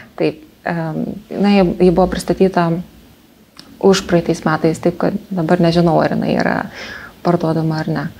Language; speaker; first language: Lithuanian; early bilingual, other home language; Armenian